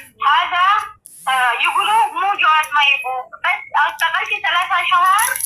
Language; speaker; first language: Arabic; non-native, learner; Amharic